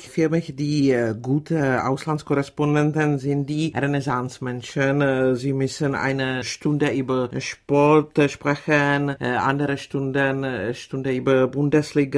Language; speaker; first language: German; non-native, fluent; Czech